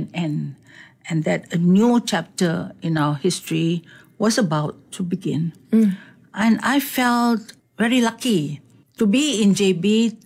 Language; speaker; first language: English; non-native, local second language; Malay